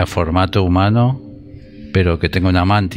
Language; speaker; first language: Spanish; native; Spanish